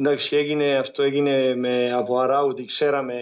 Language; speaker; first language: Greek; non-native, learner; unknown